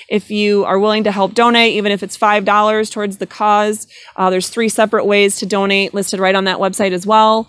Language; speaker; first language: English; native; English